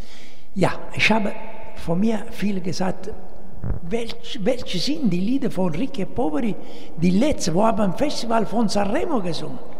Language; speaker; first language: German; non-native, learner; Italian